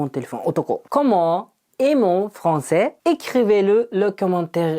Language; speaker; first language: French; non-native, learner; Uzbek